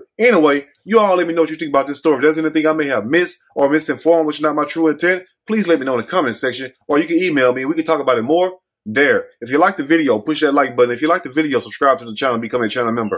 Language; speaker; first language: English; native; English